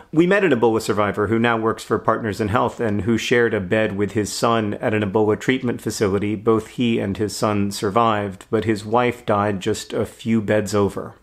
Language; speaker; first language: English; native; English